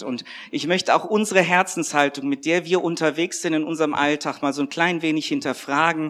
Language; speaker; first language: German; native; German